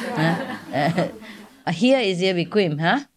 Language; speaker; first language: German; non-native, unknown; Vietnamese